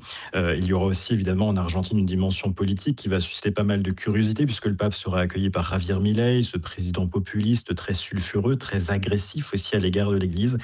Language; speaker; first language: French; native; French